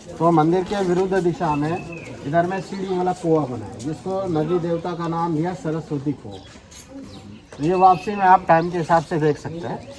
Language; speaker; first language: Hindi; non-native, local second language; Marathi